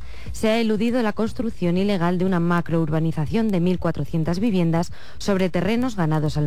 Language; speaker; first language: Spanish; native; Spanish